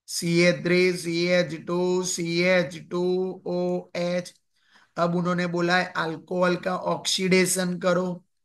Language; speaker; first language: Hindi; non-native, local second language; Gujarati